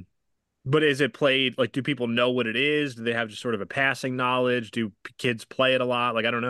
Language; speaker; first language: English; native; English